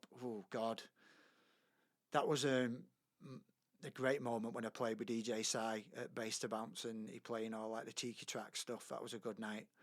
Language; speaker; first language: English; native; English